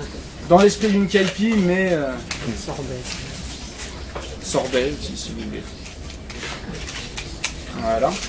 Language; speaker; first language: French; non-native, fluent; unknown